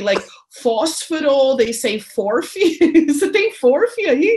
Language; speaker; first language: Portuguese; non-native, fluent; English